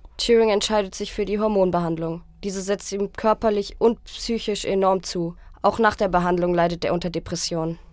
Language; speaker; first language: German; native; German